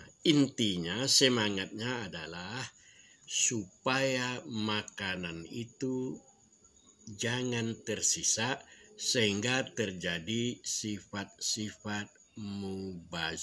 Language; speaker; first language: Indonesian; non-native, local second language; Minangkabau